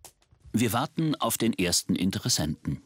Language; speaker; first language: German; native; German